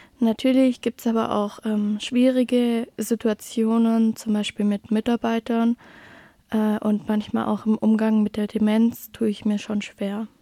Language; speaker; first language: German; native; German